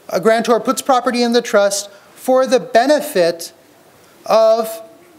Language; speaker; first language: English; native; English